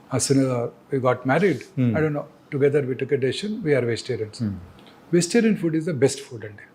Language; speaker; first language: English; non-native, local second language; Telugu